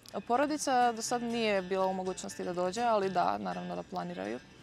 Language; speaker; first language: Croatian; non-native, fluent; Macedonian